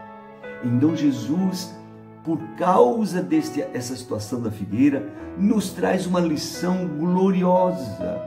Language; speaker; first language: Portuguese; native; Portuguese